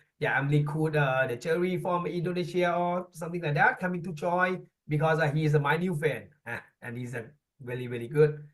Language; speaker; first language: English; non-native, learner; Thai